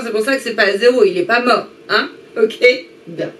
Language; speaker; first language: French; native; French